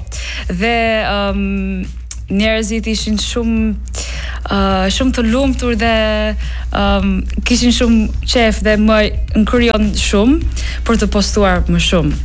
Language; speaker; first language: Albanian; non-native, learner; English